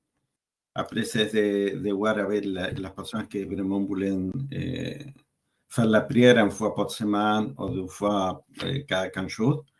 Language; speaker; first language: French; non-native, learner; Spanish